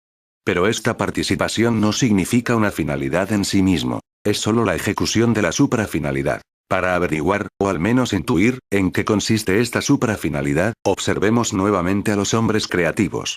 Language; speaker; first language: Spanish; native; Spanish